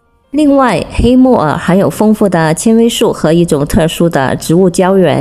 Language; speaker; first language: Chinese; native; Chinese